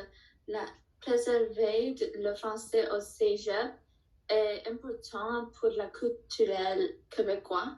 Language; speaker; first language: French; non-native, learner; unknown